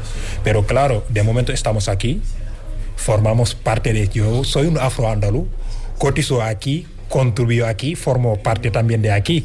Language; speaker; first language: Spanish; non-native, fluent; Wolof